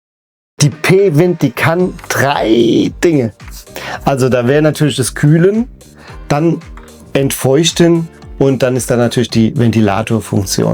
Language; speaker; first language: German; native; German